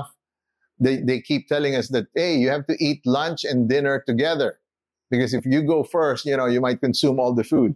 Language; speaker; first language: English; non-native, local second language; Filipino